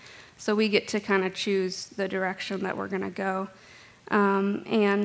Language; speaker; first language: English; native; English